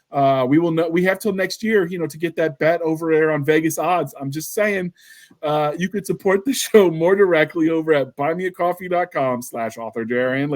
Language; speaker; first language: English; native; English